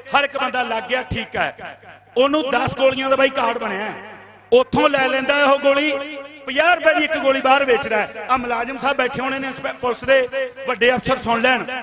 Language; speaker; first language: Punjabi; native; Punjabi